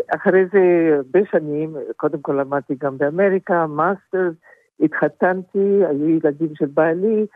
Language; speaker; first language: Hebrew; non-native, fluent; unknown